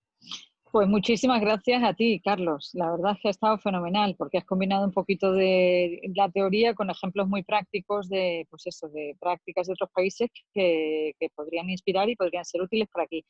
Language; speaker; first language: Spanish; native; Spanish